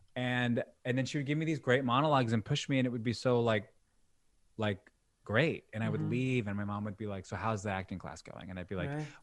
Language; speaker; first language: English; native; English